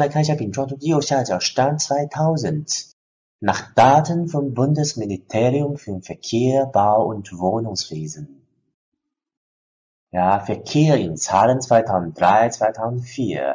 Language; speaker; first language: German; non-native, fluent; Chinese